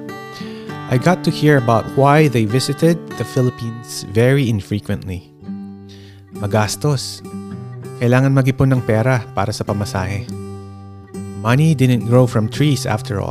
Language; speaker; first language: English; non-native, local second language; Filipino